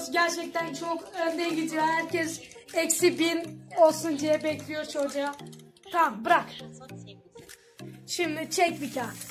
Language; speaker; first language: Turkish; early bilingual, other home language; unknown